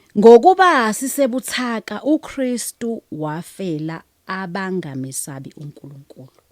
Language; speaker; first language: Zulu; native; Zulu